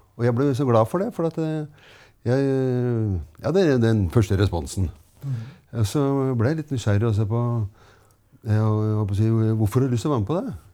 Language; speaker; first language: Norwegian; native; Norwegian